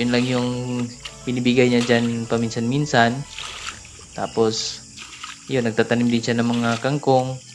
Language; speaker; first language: Filipino; non-native, local second language; Cebuano